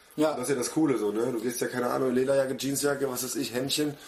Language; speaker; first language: German; native; German